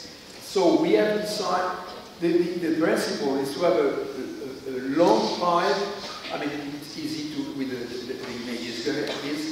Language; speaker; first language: English; non-native, learner; French